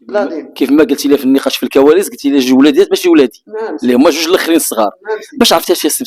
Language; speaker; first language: Arabic; native; Arabic